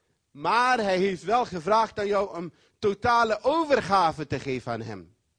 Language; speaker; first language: Dutch; non-native, fluent; Papiamento